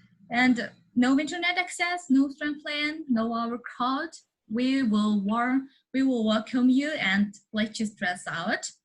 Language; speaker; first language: English; non-native, learner; Mongolian